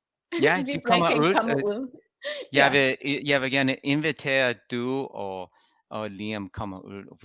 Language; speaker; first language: Danish; non-native, learner; English